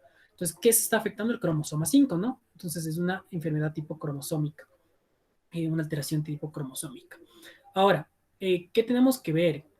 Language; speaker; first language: Spanish; native; Spanish